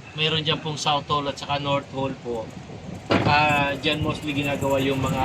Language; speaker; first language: Filipino; native; Filipino